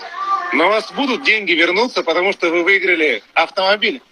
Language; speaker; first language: Russian; native; Russian